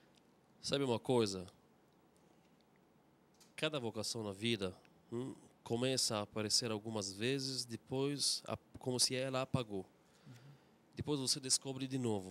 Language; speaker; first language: Portuguese; non-native, fluent; Arabic